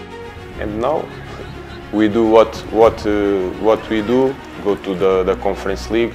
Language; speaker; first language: English; non-native, learner; Portuguese